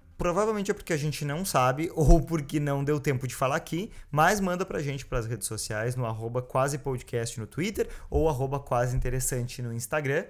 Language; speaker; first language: Portuguese; native; Portuguese